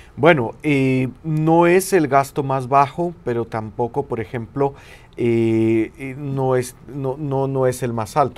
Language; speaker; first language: Spanish; native; Spanish